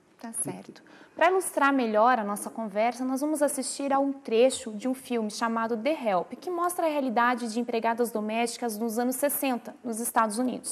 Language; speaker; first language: Portuguese; native; Portuguese